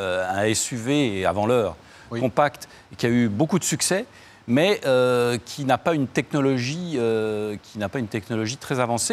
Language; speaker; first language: French; native; French